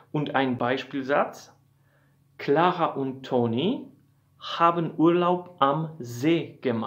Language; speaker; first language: German; non-native, fluent; Polish